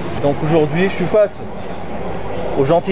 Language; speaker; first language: French; native; French